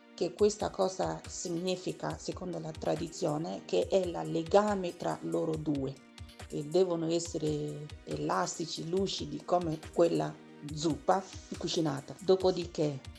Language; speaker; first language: Italian; non-native, learner; Igbo